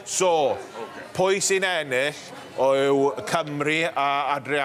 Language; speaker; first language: Welsh; non-native, learner; English